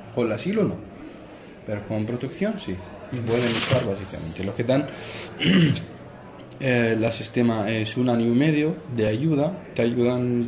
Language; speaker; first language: Spanish; non-native, fluent; Arabic